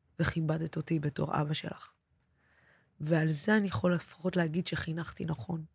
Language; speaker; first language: Hebrew; non-native, local second language; Arabic